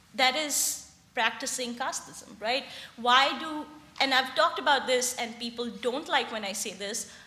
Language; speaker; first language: English; non-native, local second language; Hindi